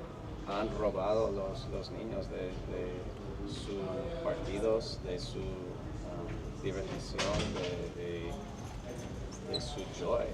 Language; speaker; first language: Spanish; non-native, fluent; English